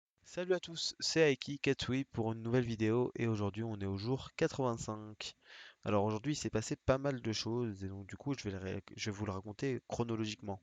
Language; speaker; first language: French; native; French